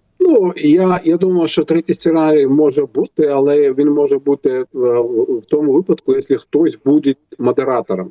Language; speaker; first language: Ukrainian; non-native, fluent; Georgian